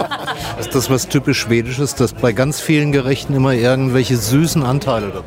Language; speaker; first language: German; native; German